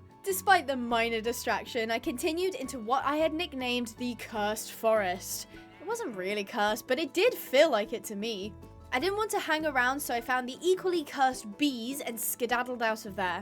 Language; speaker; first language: English; native; English